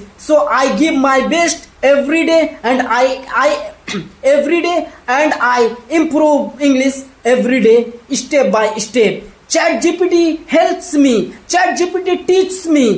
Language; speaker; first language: English; non-native, learner; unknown